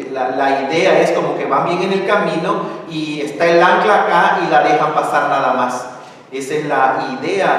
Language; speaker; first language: Spanish; native; Spanish